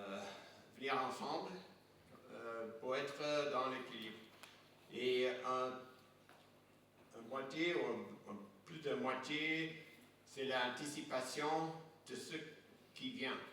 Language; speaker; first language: French; non-native, fluent; English